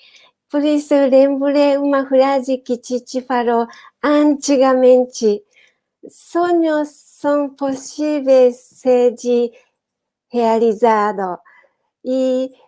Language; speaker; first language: Portuguese; non-native, learner; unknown